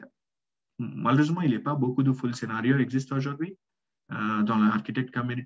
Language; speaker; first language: French; non-native, learner; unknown